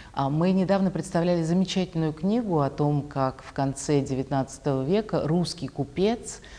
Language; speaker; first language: Russian; native; Russian